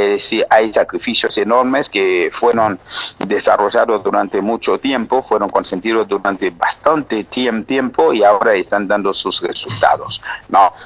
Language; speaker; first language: Spanish; non-native, fluent; Haitian Creole